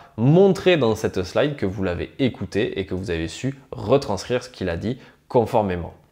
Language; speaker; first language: French; native; French